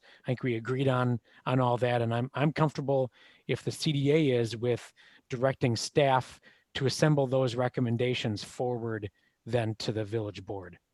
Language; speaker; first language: English; native; English